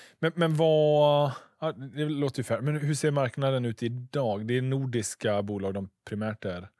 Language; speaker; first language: Swedish; native; Swedish